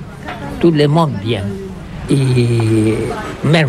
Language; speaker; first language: French; non-native, learner; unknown